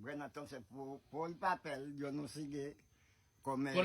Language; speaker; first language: Spanish; non-native, learner; Haitian Creole